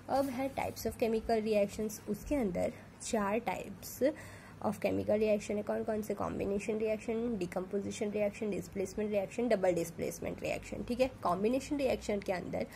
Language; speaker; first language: Hindi; non-native, local second language; Gujarati